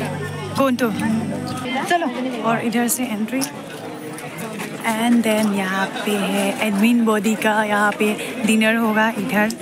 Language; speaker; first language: Hindi; non-native, local second language; Assamese